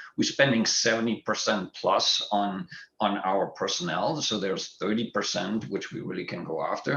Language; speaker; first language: English; non-native, fluent; German